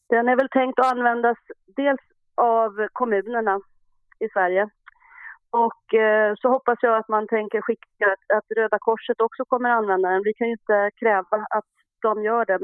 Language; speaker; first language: Swedish; native; Swedish